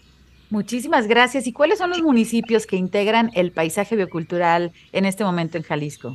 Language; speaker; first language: Spanish; native; Spanish